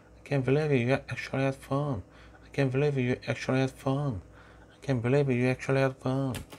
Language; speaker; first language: English; non-native, learner; Korean